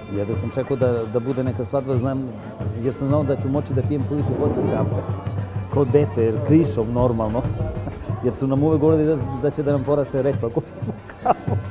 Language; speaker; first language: Serbian; non-native, local second language; Gurani